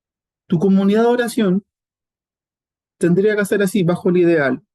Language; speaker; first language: Spanish; native; Spanish